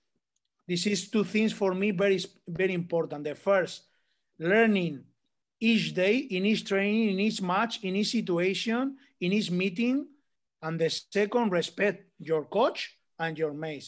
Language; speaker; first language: English; non-native, learner; Spanish